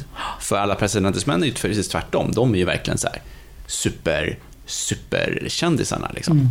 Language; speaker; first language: Swedish; native; Swedish